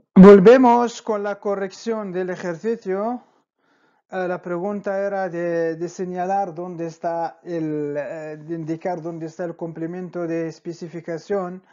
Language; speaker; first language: Spanish; non-native, fluent; Arabic